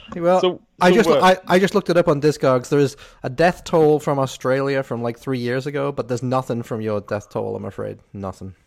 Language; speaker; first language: English; native; English